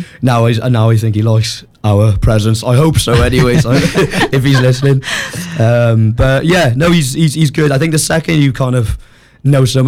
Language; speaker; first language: English; native; English